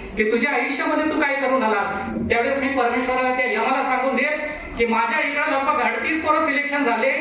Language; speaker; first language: Marathi; non-native, local second language; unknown